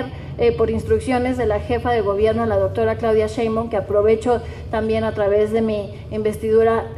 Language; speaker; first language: Spanish; native; Spanish